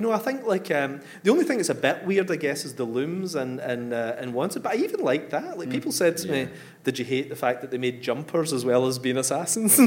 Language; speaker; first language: English; native; English